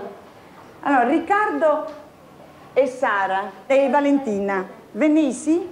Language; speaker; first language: French; non-native, fluent; Italian